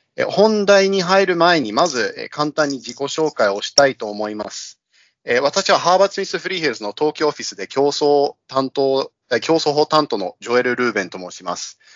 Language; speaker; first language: Japanese; non-native, fluent; English